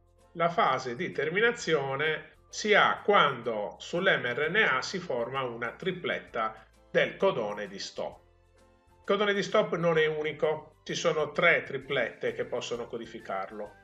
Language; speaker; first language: Italian; native; Italian